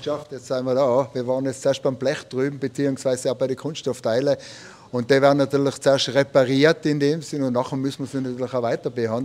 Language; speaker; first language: German; native; German